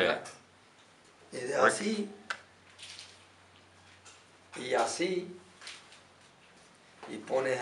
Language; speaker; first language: Spanish; non-native, learner; Arabic